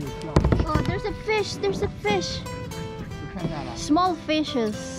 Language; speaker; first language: English; non-native, learner; Filipino